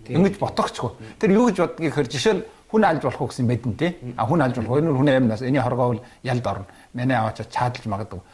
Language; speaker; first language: Mongolian; native; Mongolian